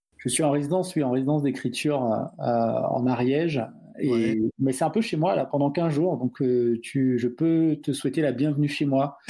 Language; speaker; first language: French; non-native, local second language; Duala